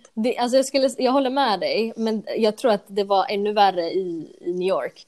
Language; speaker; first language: Swedish; non-native, local second language; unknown